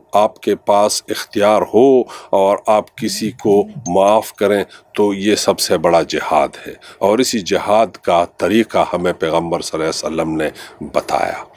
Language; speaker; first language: Urdu; non-native, local second language; Pashto